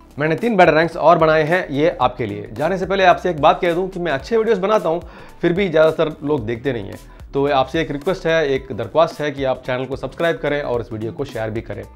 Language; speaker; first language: Hindi; non-native, local second language; Tamil